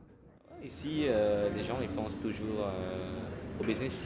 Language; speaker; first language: French; non-native, fluent; Khmer